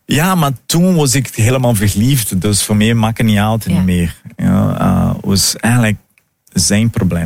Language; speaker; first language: Dutch; non-native, fluent; Portuguese